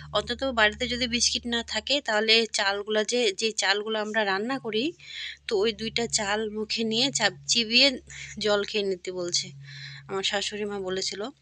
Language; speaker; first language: Bangla; non-native, local second language; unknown